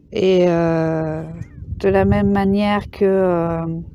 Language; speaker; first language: French; native; French